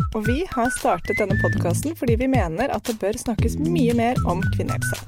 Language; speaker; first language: Norwegian; native; Norwegian